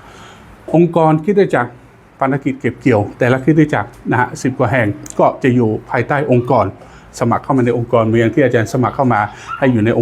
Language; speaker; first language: Thai; native; Thai